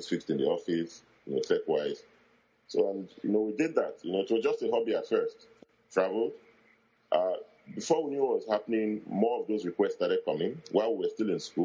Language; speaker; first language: English; non-native, local second language; Bini